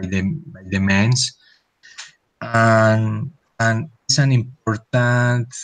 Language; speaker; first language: English; non-native, learner; Spanish